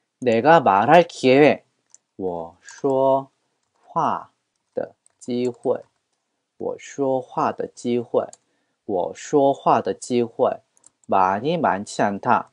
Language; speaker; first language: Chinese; non-native, fluent; Korean